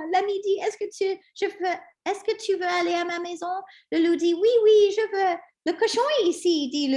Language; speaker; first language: French; non-native, fluent; English